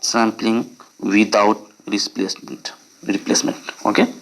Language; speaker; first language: English; non-native, local second language; Nepali